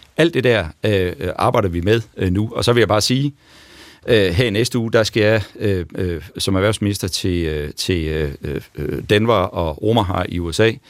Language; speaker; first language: Danish; native; Danish